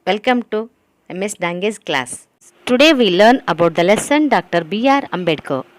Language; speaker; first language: English; non-native, local second language; Kannada